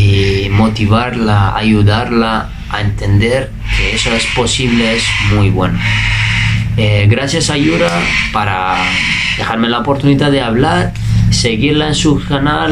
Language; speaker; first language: Spanish; non-native, fluent; Italian